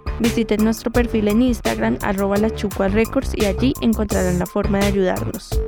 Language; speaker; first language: Spanish; native; Spanish